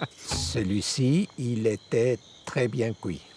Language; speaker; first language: French; non-native, fluent; Spanish